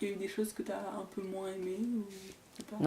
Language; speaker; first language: French; native; French